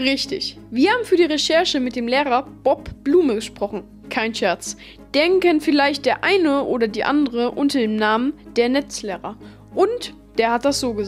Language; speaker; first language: German; native; German